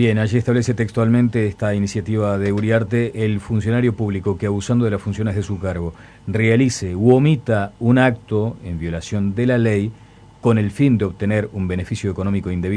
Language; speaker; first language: Spanish; native; Spanish